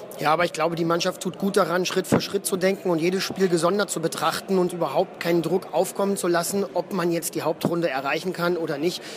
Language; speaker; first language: German; native; German